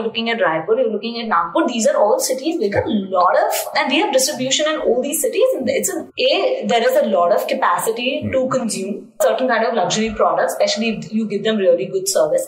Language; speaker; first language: English; non-native, local second language; Hindi